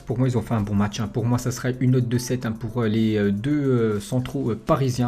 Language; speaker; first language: French; native; French